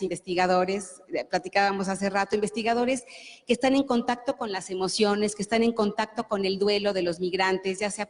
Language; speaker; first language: Spanish; native; Spanish